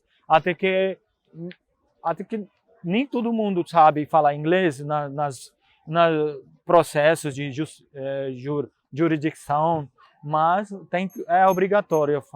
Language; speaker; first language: Portuguese; non-native, fluent; Punjabi